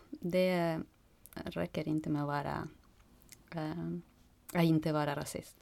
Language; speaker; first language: Swedish; non-native, fluent; Spanish